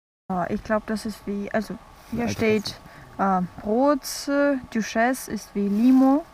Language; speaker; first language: German; non-native, fluent; Russian